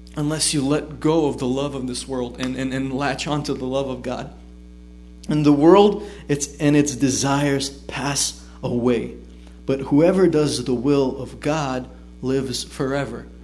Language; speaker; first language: English; native; English